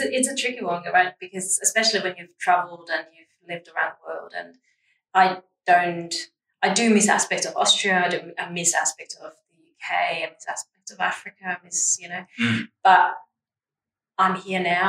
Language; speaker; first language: English; non-native, fluent; German